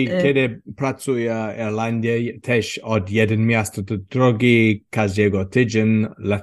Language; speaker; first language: Polish; non-native, learner; English